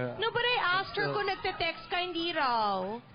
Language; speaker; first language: Filipino; native; Filipino